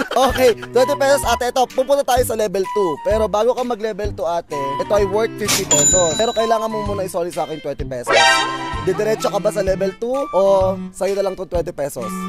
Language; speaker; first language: Filipino; native; Filipino